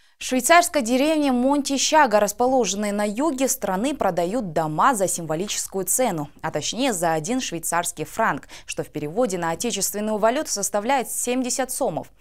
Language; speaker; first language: Russian; non-native, local second language; Kyrgyz